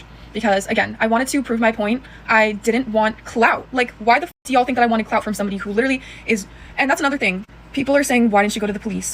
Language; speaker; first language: English; native; English